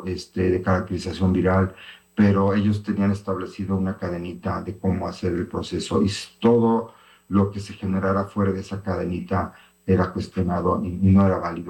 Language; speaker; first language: Spanish; native; Spanish